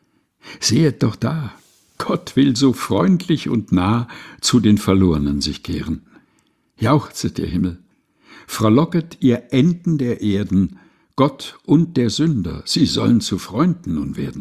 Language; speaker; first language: German; native; German